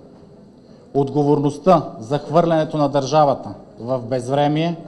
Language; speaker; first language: Bulgarian; native; Bulgarian